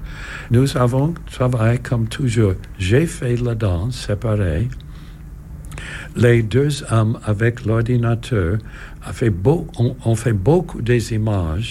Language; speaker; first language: French; non-native, learner; English